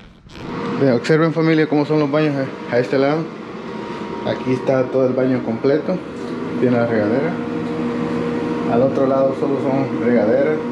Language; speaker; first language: Spanish; native; Spanish